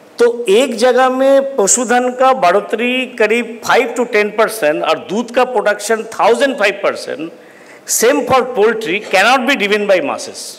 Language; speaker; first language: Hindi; non-native, local second language; Bangla